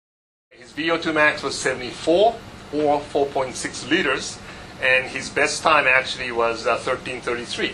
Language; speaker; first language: English; non-native, fluent; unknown